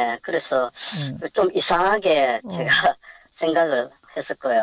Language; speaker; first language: Korean; native; Korean